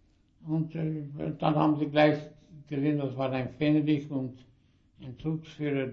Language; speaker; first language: German; early bilingual, heritage; German